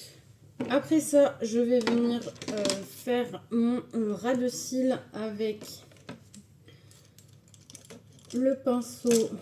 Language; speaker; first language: French; native; French